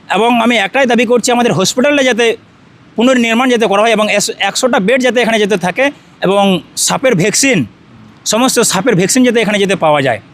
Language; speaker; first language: Bangla; non-native, local second language; Santali